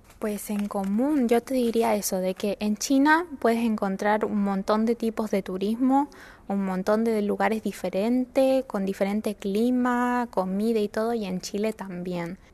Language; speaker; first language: Spanish; native; Spanish